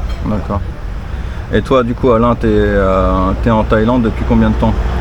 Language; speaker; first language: French; native; French